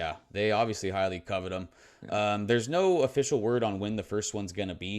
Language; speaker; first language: English; native; English